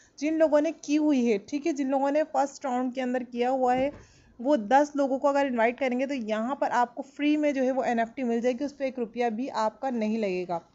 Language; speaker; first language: Urdu; non-native, local second language; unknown